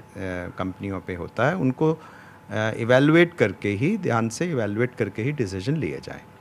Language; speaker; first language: Hindi; native; Hindi